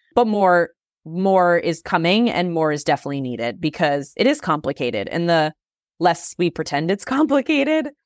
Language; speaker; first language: English; native; English